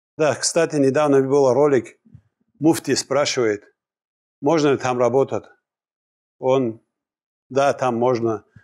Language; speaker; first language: Russian; non-native, local second language; Kumyk